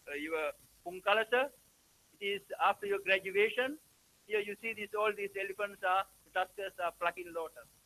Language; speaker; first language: English; non-native, local second language; Sinhala